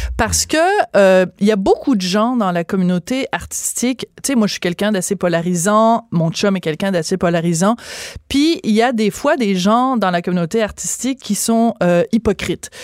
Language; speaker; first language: French; native; French